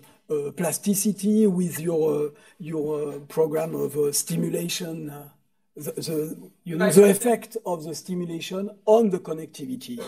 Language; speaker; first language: English; non-native, fluent; French